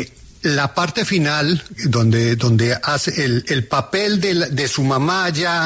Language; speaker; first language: Spanish; native; Spanish